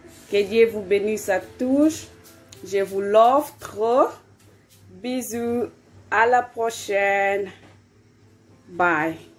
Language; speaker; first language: French; non-native, local second language; Lingala